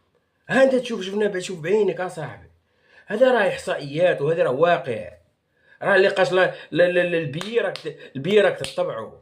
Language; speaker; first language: Arabic; native; Arabic